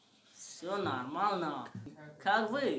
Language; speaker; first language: Russian; non-native, fluent; Tajik